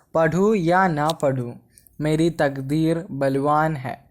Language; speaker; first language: Hindi; non-native, local second language; Malayalam